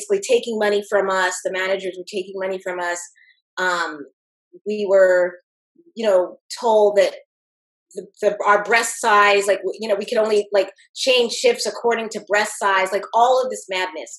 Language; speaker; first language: English; native; English